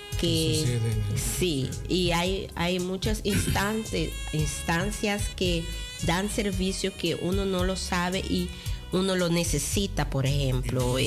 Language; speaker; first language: Spanish; non-native, local second language; Dutch